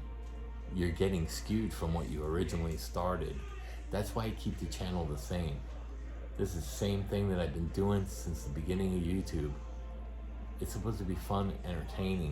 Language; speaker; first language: English; native; English